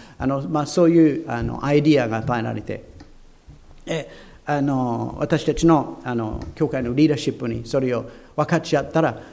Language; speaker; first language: Japanese; non-native, fluent; English